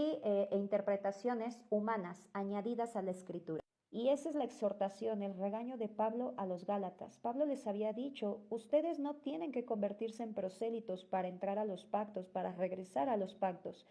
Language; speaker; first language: Spanish; native; Spanish